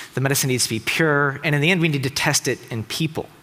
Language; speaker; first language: English; native; English